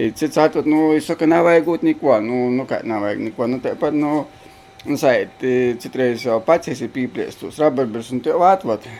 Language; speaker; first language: Latvian; native; Latvian